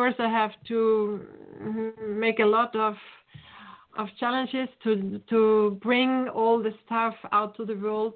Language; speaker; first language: English; non-native, fluent; German